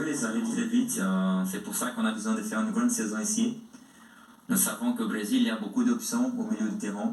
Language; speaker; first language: French; non-native, learner; Portuguese